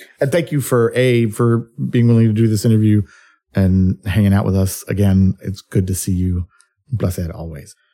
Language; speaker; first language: English; early bilingual, other home language; Spanish